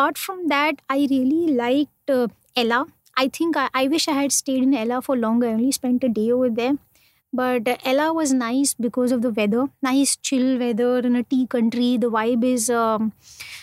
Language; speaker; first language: English; non-native, local second language; Hindi